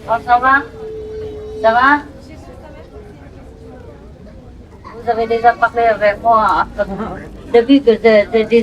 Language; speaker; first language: French; non-native, learner; Vietnamese